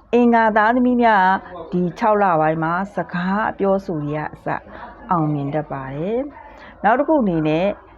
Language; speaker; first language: Burmese; native; Burmese